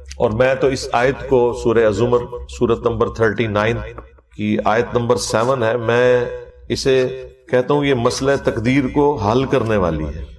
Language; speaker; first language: Urdu; non-native, local second language; Punjabi